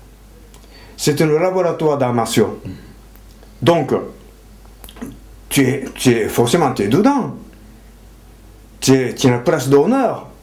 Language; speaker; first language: French; non-native, fluent; Japanese